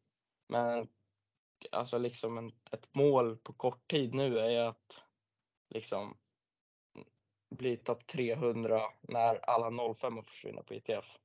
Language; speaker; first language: Swedish; native; Swedish